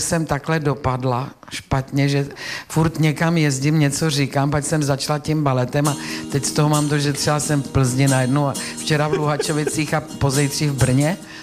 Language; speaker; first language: Czech; native; Czech